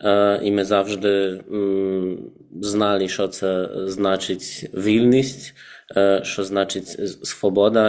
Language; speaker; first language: Ukrainian; non-native, fluent; Polish